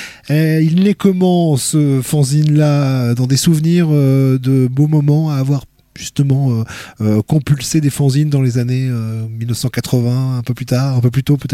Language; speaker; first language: French; native; French